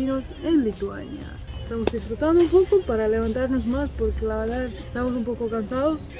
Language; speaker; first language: Spanish; non-native, fluent; Estonian